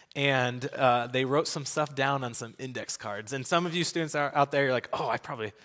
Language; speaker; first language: English; native; English